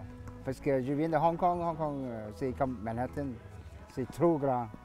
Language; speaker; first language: French; non-native, fluent; Cantonese